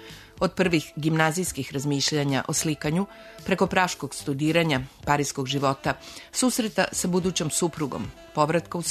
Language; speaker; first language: Serbian; native; Serbian